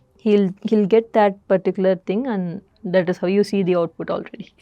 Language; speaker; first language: English; non-native, local second language; Tamil